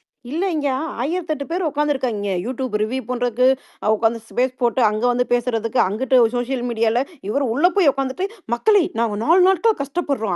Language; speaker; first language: Tamil; native; Tamil